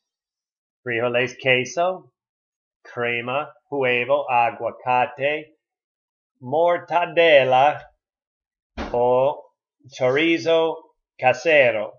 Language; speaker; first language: Spanish; non-native, learner; English